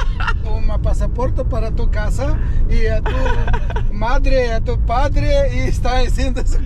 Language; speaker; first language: Spanish; non-native, learner; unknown